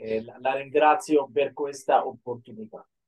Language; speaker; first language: Italian; non-native, fluent; Arabic